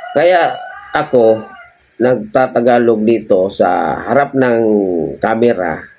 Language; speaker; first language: Filipino; non-native, local second language; Cebuano